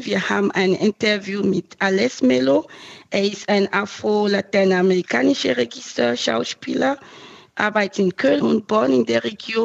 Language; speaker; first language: German; non-native, fluent; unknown